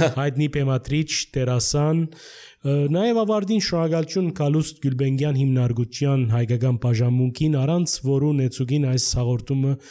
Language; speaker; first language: Armenian; early bilingual, heritage; Armenian